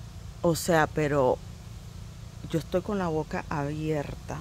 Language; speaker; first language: Spanish; native; Spanish